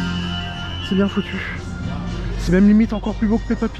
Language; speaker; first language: French; native; French